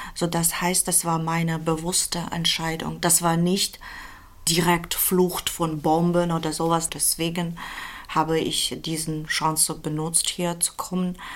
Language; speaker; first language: German; non-native, fluent; Russian